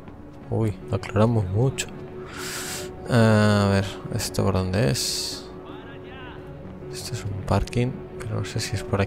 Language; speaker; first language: Spanish; native; Spanish